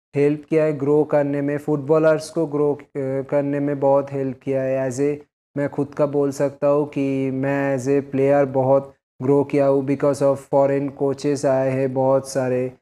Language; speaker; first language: Hindi; non-native, local second language; Bangla